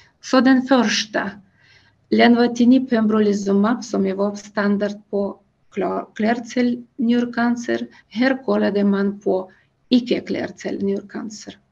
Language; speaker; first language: Swedish; non-native, fluent; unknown